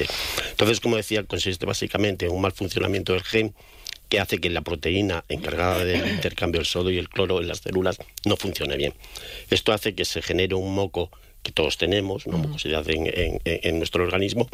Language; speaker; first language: Spanish; native; Spanish